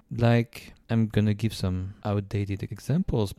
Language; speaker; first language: English; non-native, fluent; French